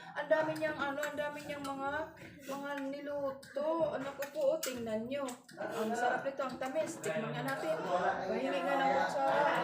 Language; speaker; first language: Filipino; non-native, local second language; Waray